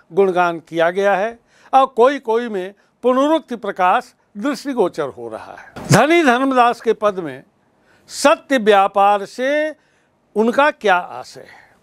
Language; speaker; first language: Hindi; native; Hindi